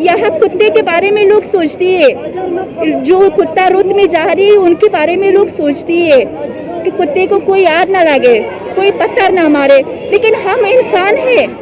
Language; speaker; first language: Hindi; non-native, learner; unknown